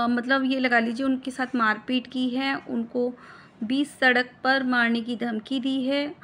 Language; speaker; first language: Hindi; native; Hindi